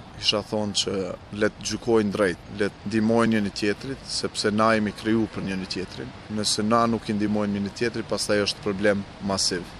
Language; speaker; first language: Albanian; non-native, local second language; Romany